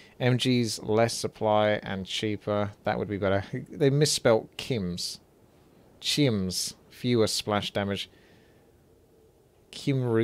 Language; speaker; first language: English; native; English